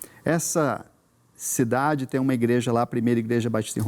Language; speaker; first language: Portuguese; native; Portuguese